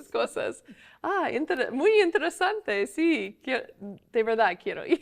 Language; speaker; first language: Spanish; non-native, fluent; English